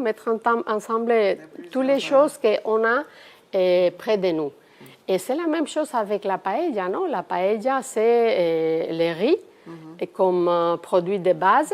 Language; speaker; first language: French; non-native, fluent; Spanish